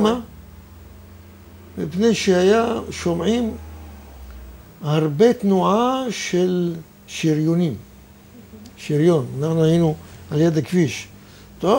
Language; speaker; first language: Hebrew; non-native, fluent; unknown